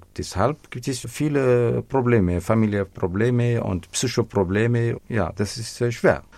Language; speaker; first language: German; non-native, fluent; Arabic